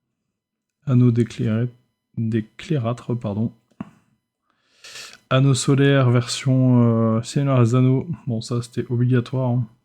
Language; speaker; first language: French; native; French